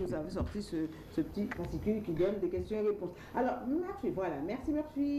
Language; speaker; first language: French; native; French